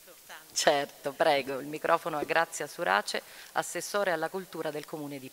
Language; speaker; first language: Italian; native; Italian